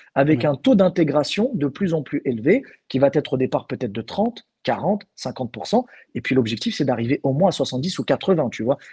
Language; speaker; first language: French; non-native, local second language; Arabic